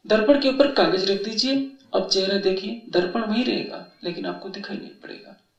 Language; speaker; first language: Hindi; native; Hindi